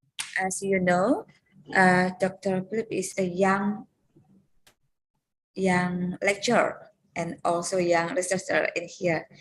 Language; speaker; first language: English; non-native, learner; Indonesian